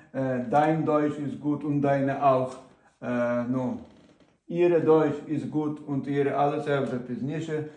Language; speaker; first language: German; non-native, learner; Ukrainian